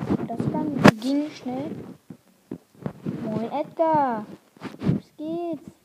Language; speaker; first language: German; native; German